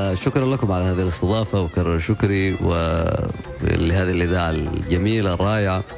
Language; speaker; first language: Arabic; non-native, local second language; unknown